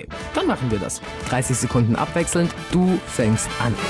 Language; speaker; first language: German; native; German